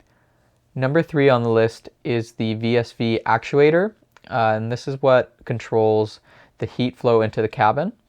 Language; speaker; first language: English; native; English